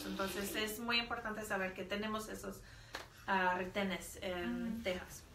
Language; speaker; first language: Spanish; non-native, fluent; English